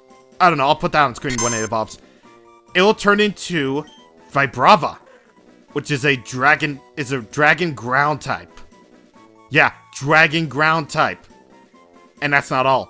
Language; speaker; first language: English; native; English